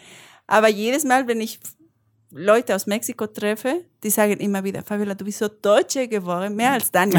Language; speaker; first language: German; non-native, learner; Spanish